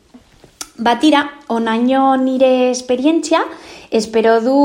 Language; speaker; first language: Basque; non-native, local second language; Spanish